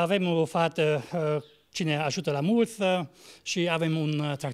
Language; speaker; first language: Romanian; non-native, local second language; Hungarian